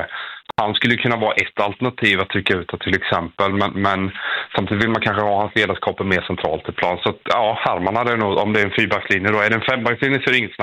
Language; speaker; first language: Swedish; native; Swedish